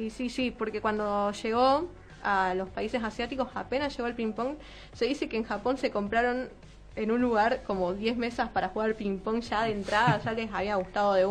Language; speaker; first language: Spanish; native; Spanish